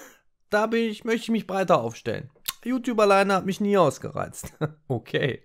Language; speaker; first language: German; native; German